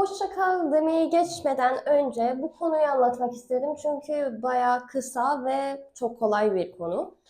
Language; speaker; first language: Turkish; non-native, fluent; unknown